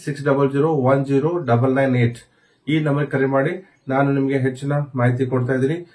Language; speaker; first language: Kannada; non-native, local second language; Urdu